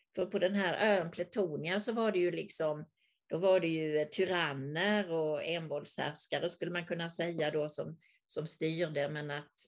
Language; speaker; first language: Swedish; native; Swedish